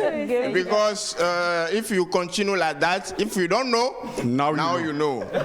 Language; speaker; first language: English; non-native, learner; French